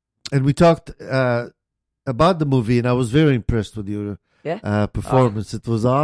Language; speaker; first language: English; native; English